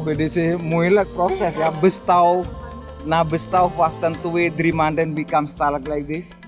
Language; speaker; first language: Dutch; non-native, learner; Indonesian